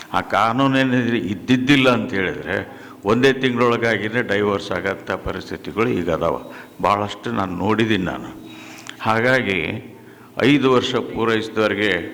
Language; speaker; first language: Kannada; native; Kannada